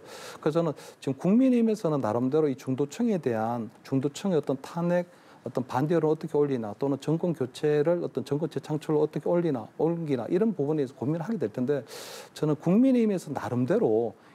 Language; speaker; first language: Korean; native; Korean